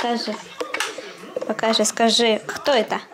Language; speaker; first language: Russian; native; Russian